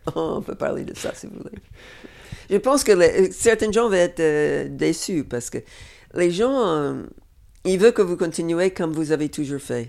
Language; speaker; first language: French; non-native, fluent; English